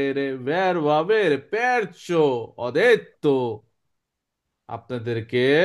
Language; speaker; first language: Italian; non-native, fluent; Bangla